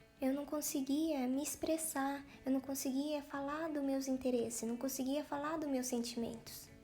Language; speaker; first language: Portuguese; native; Portuguese